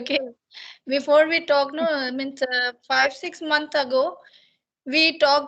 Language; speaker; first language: English; non-native, learner; Hindi